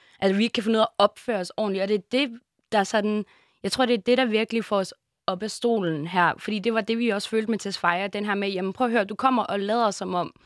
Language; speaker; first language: Danish; early bilingual, other home language; Bosnian